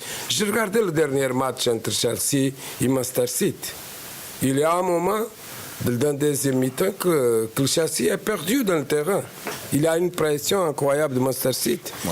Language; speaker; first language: French; non-native, fluent; Portuguese